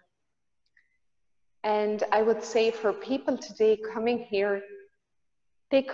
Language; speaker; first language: English; native; English